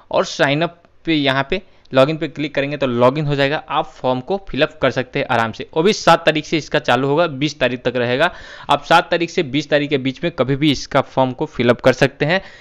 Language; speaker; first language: Hindi; native; Hindi